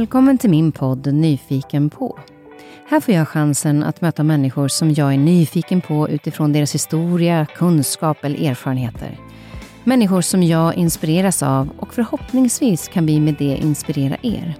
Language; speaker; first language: Swedish; native; Swedish